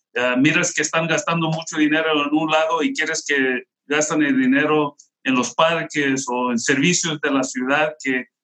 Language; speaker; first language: Spanish; non-native, local second language; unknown